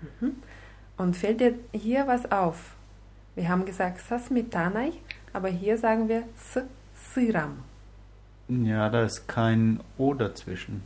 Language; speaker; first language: German; non-native, fluent; Russian